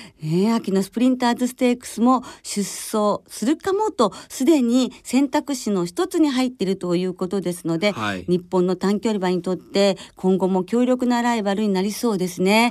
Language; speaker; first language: Japanese; native; Japanese